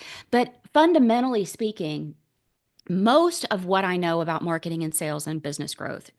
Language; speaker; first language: English; native; English